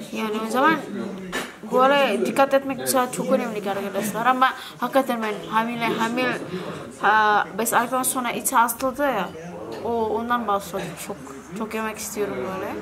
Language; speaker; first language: Turkish; non-native, learner; Indonesian